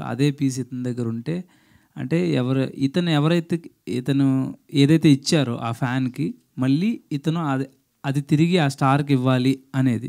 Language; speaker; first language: Telugu; native; Telugu